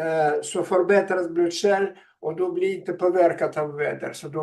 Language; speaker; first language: Swedish; non-native, learner; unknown